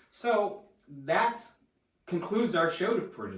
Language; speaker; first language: English; native; English